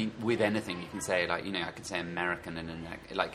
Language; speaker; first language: English; native; English